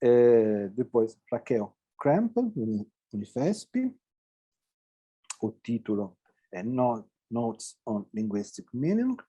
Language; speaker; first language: Portuguese; non-native, fluent; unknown